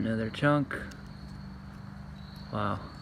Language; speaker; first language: English; native; English